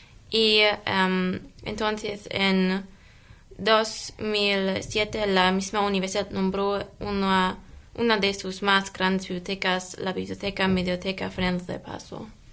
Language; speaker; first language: Spanish; non-native, learner; German